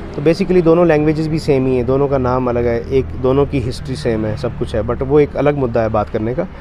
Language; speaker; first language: Hindi; non-native, local second language; Pahari-Potwari